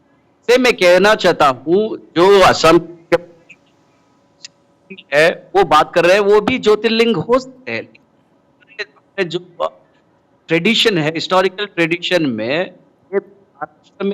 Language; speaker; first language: Hindi; non-native, local second language; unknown